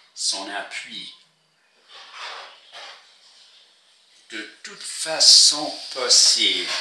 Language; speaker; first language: French; non-native, fluent; English